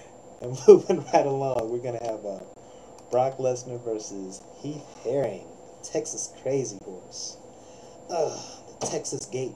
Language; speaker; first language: English; native; English